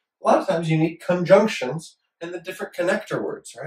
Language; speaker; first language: English; native; English